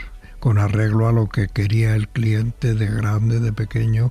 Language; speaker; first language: Spanish; native; Spanish